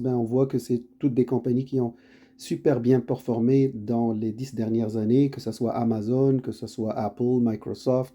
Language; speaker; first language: French; native; French